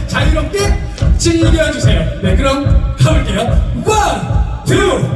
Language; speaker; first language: Korean; native; Korean